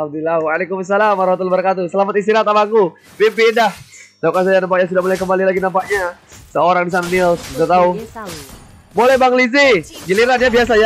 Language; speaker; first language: Indonesian; native; Indonesian